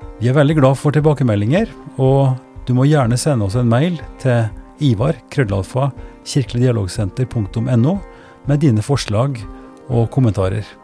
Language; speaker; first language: Norwegian; native; Norwegian